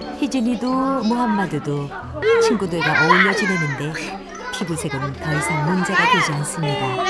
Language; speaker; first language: Korean; native; Korean